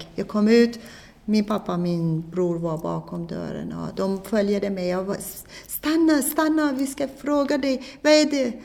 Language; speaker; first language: Swedish; non-native, fluent; Persian